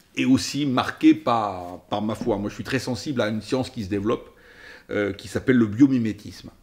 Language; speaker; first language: French; native; French